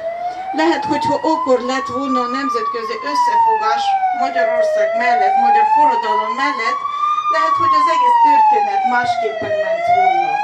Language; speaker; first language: Hungarian; non-native, fluent; Ukrainian